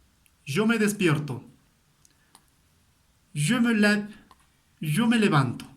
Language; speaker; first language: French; non-native, fluent; Spanish